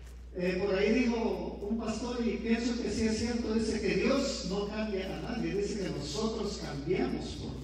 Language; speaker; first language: Spanish; native; Spanish